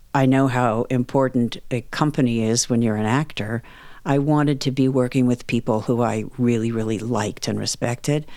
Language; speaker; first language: English; native; English